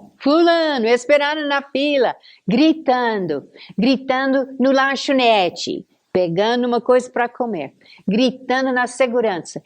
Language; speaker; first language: Portuguese; non-native, fluent; English